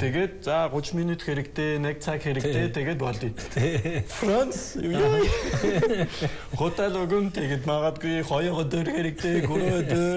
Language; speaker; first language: Mongolian; non-native, learner; French